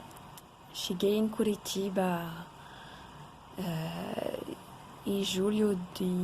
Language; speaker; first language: Portuguese; non-native, fluent; French